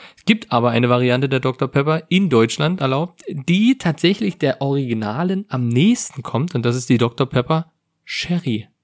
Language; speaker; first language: German; native; German